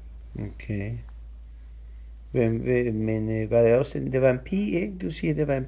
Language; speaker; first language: Danish; non-native, fluent; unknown